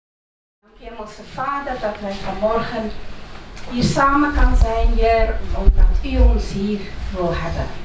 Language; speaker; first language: Dutch; non-native, fluent; Afrikaans